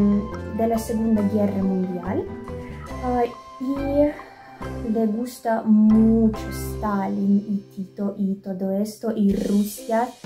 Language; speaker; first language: Spanish; non-native, fluent; Russian